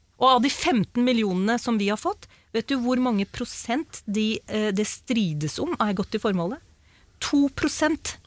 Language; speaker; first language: Norwegian; early bilingual, other home language; Urdu